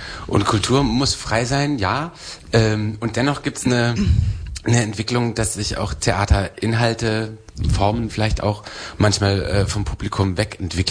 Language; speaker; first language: German; native; German